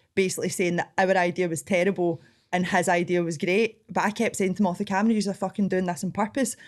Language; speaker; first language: English; native; English